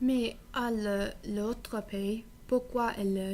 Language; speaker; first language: French; non-native, learner; English